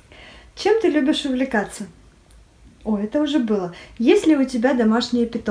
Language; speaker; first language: Russian; native; Russian